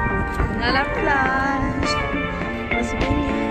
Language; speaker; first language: French; native; French